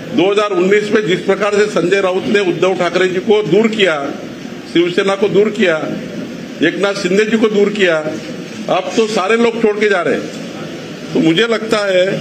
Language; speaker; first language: Hindi; non-native, local second language; Marathi